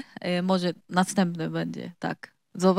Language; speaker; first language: Polish; non-native, learner; Chinese